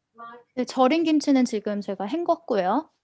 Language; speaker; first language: Korean; native; Korean